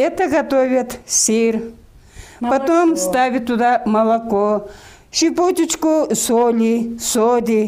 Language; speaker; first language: Russian; non-native, local second language; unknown